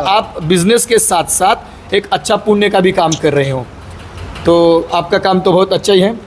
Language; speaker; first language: Hindi; non-native, local second language; Marathi